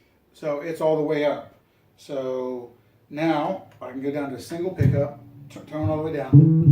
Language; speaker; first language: English; native; English